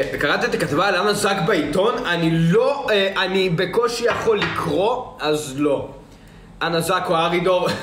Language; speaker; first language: Hebrew; early bilingual, other home language; Russian